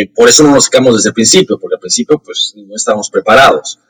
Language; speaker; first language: Spanish; native; Spanish